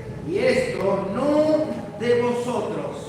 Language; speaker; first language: Spanish; native; Spanish